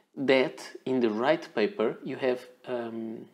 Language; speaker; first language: English; non-native, fluent; Portuguese